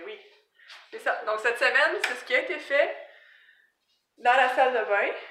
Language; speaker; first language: French; native; French